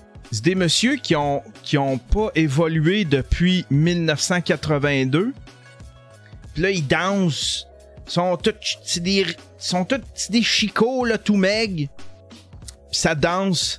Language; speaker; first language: French; native; French